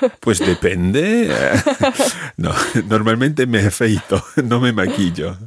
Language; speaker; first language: Spanish; non-native, fluent; English